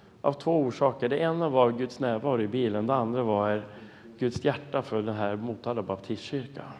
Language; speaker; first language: Swedish; non-native, fluent; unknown